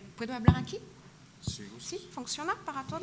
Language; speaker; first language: Spanish; non-native, fluent; French